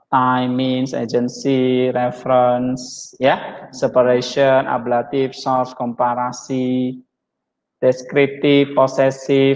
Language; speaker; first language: English; non-native, learner; Indonesian